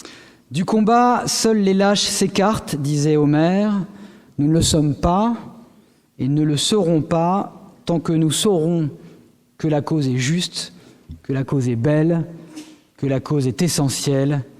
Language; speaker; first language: French; native; French